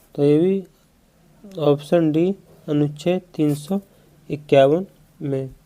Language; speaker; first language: Hindi; native; Hindi